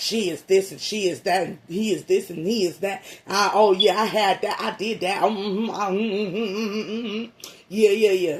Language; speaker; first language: English; native; English